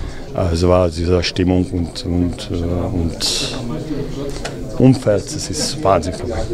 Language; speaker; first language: German; non-native, learner; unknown